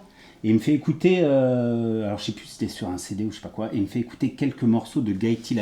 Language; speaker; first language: French; native; French